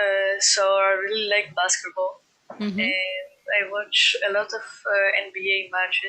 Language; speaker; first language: English; non-native, fluent; Greek